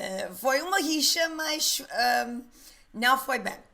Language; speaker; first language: Portuguese; non-native, learner; English